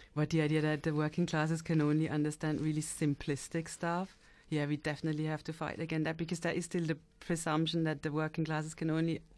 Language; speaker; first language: English; native; English